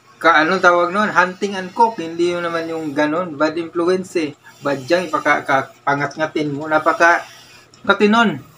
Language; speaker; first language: Filipino; non-native, local second language; Cebuano